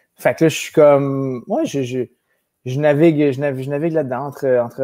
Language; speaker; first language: French; native; French